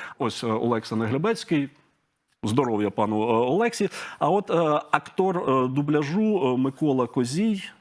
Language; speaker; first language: Ukrainian; native; Ukrainian